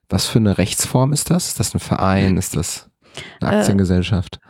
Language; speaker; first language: German; native; German